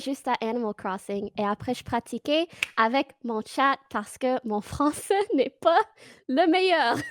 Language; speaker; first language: French; non-native, fluent; English